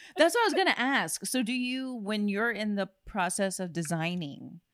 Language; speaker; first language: English; native; English